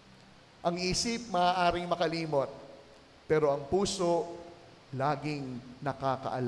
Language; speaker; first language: Filipino; native; Filipino